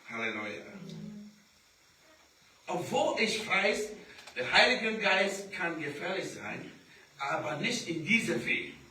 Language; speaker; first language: German; non-native, learner; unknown